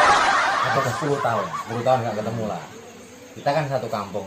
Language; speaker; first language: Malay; non-native, local second language; Javanese